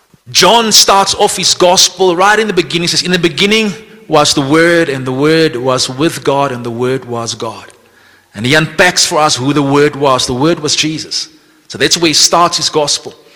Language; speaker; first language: English; non-native, local second language; Afrikaans